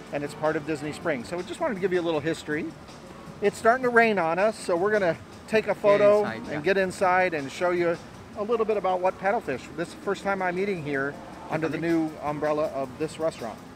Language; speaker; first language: English; native; English